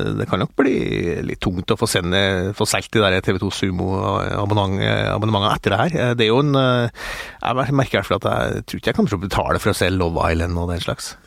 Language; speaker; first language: Norwegian; native; Norwegian